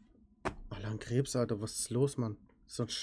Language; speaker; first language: German; native; German